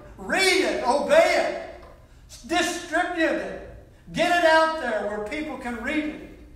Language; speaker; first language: English; native; English